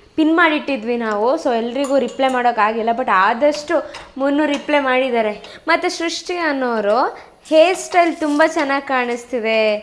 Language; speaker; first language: Kannada; non-native, local second language; Tulu